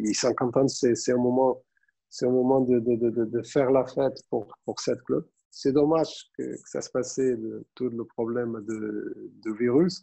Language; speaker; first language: French; non-native, fluent; Portuguese